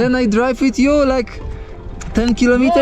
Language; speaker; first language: English; non-native, learner; Polish